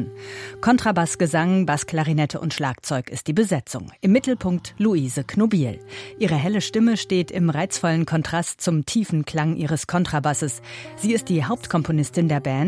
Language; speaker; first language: German; native; German